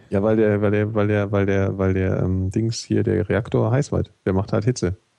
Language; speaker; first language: German; native; German